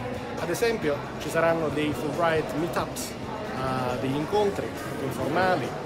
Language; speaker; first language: Italian; native; Italian